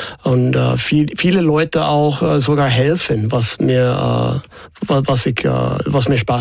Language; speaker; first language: German; non-native, fluent; English